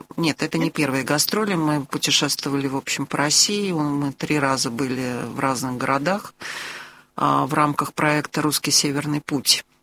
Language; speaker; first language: Russian; native; Russian